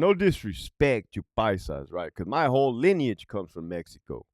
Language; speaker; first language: English; native; English